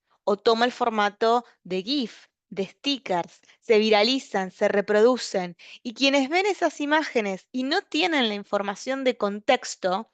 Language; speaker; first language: Spanish; native; Spanish